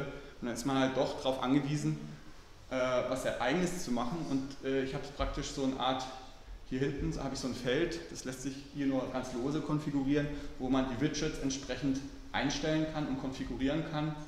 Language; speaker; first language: German; native; German